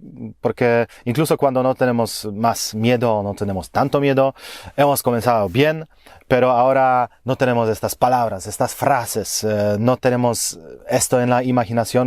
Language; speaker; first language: Spanish; non-native, fluent; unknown